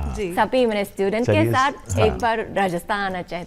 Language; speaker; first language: Hindi; non-native, learner; Japanese